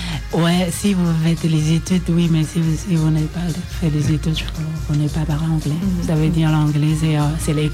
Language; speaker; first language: French; non-native, learner; Oromo